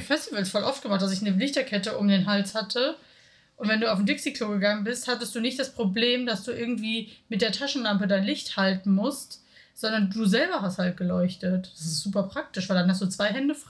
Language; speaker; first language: German; native; German